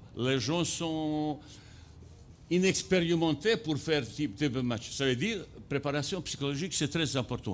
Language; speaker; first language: French; non-native, fluent; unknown